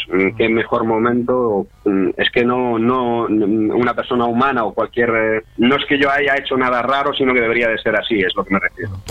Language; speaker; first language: Spanish; early bilingual, other home language; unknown